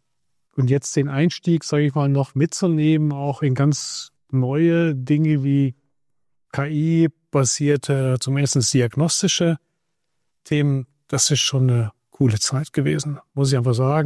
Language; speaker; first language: German; native; German